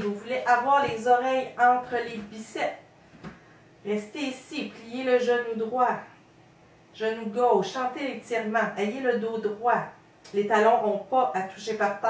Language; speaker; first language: French; native; French